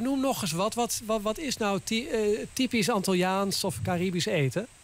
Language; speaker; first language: Dutch; native; Dutch